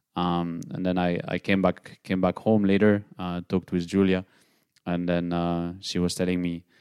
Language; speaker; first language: English; non-native, fluent; French